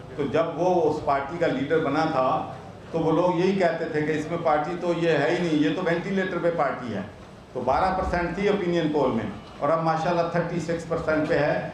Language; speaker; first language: Urdu; non-native, local second language; Punjabi